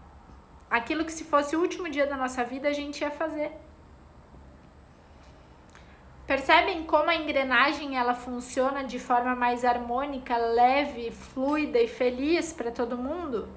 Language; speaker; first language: Portuguese; native; Portuguese